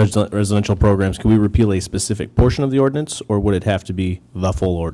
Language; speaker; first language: English; native; English